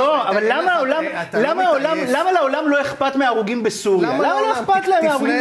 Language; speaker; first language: Hebrew; native; Hebrew